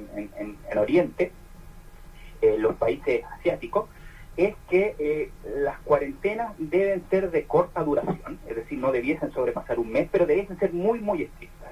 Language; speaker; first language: Spanish; native; Spanish